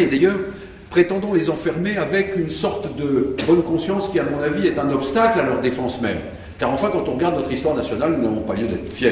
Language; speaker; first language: French; native; French